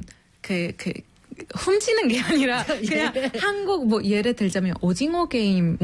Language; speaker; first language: Korean; non-native, fluent; Arabic